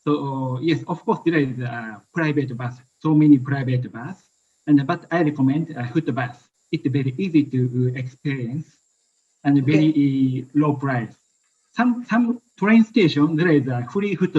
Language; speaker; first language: English; non-native, learner; Japanese